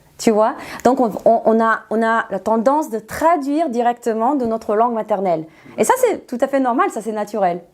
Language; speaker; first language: French; non-native, fluent; Serbian